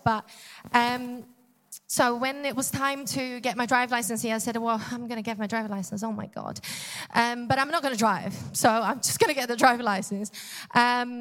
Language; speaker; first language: English; non-native, learner; Portuguese